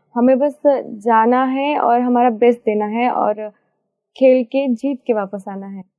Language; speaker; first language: Hindi; non-native, local second language; Marathi